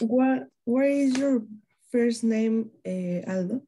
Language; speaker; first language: English; non-native, learner; Spanish